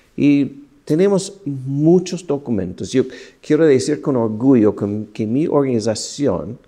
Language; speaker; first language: Spanish; non-native, fluent; English